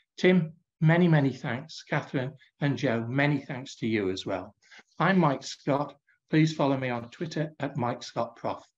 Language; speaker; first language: English; native; English